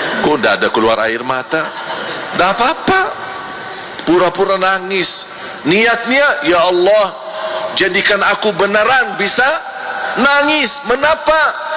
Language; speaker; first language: Malay; non-native, fluent; Arabic